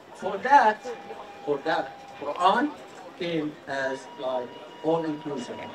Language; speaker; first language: English; non-native, fluent; Arabic